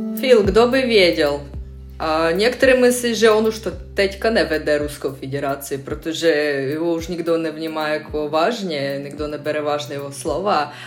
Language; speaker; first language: Czech; non-native, fluent; Russian